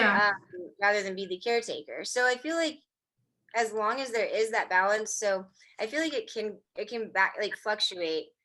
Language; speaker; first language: English; native; English